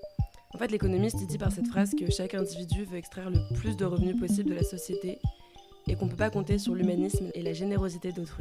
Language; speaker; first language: French; native; French